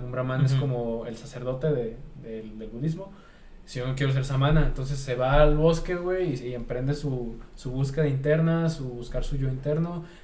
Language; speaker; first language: Spanish; native; Spanish